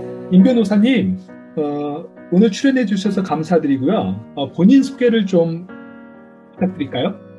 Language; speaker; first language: Korean; native; Korean